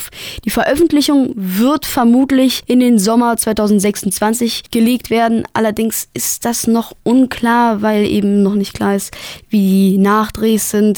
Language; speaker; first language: German; native; German